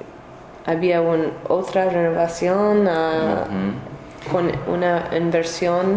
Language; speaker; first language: Spanish; non-native, learner; English